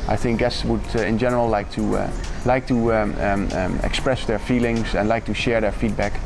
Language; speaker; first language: English; non-native, fluent; Dutch